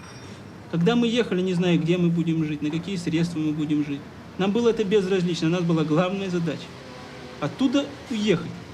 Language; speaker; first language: Russian; native; Russian